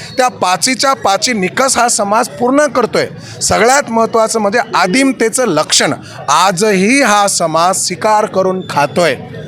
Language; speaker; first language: Marathi; non-native, local second language; Lambadi